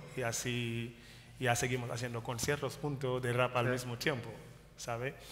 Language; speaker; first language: Spanish; non-native, fluent; Wolof